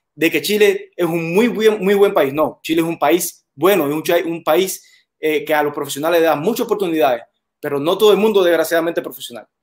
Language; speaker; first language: Spanish; native; Spanish